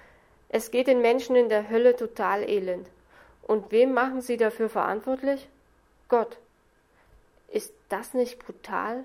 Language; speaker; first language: German; native; German